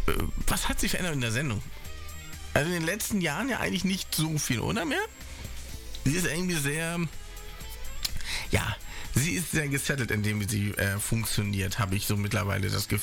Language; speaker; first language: German; native; German